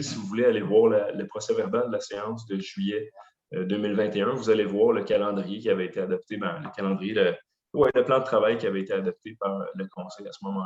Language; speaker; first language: French; native; French